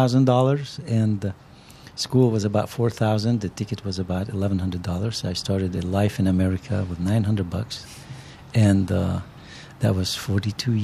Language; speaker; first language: English; non-native, fluent; Arabic